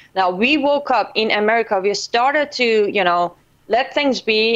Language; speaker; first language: English; non-native, fluent; Persian